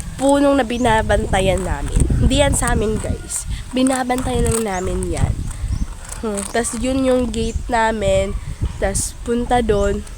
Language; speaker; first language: Filipino; non-native, local second language; Cebuano